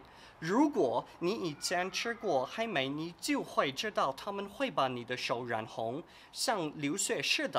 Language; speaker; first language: Chinese; non-native, fluent; English